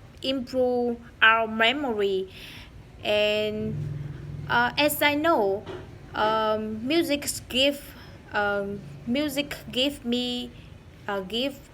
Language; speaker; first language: English; non-native, learner; Vietnamese